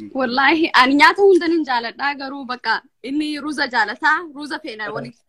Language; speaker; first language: Oromo; early bilingual, heritage; Oromo